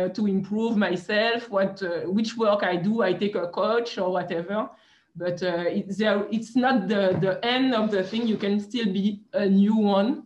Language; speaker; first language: English; non-native, fluent; French